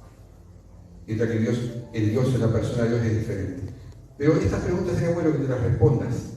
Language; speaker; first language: Spanish; native; Spanish